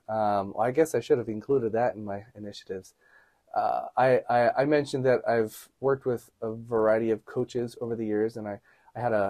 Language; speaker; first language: English; native; English